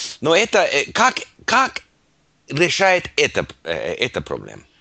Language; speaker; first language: Russian; non-native, learner; English